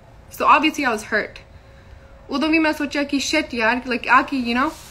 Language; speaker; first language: English; early bilingual, other home language; Punjabi